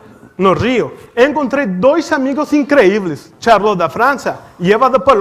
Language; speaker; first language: Portuguese; non-native, learner; Spanish